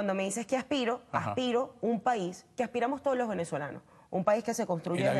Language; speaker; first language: Spanish; native; Spanish